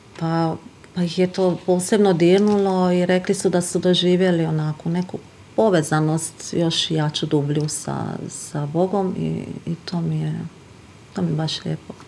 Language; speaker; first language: Bosnian; non-native, fluent; Hungarian